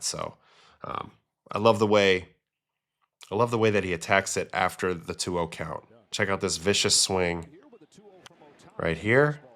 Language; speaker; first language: English; native; English